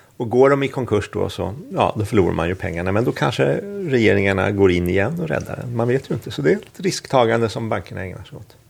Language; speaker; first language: Swedish; native; Swedish